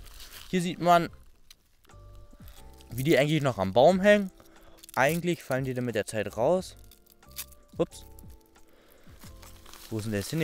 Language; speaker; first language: German; native; German